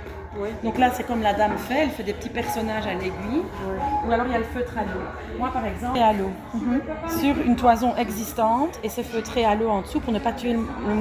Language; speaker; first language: French; native; French